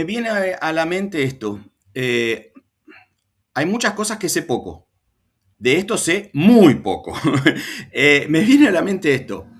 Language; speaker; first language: Spanish; native; Spanish